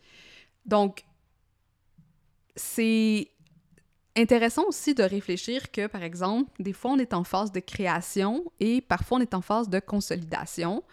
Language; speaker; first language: French; native; French